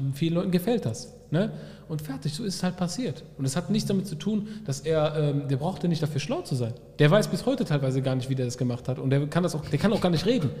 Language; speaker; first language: German; early bilingual, other home language; Arabic